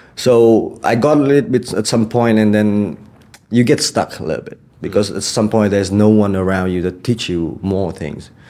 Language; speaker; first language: English; non-native, fluent; Vietnamese